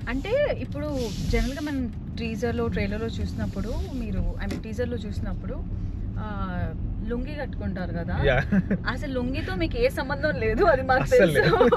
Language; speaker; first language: Telugu; native; Telugu